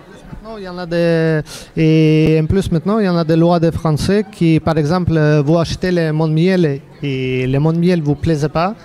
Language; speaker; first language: French; non-native, learner; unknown